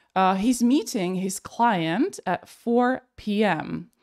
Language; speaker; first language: English; non-native, fluent; Slovak